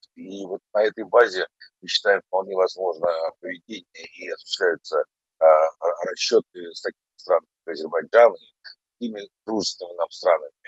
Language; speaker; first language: Russian; native; Russian